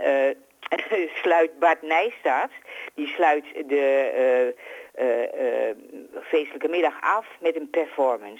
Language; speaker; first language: Dutch; native; Dutch